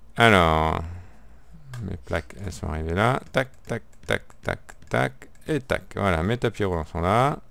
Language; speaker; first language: French; native; French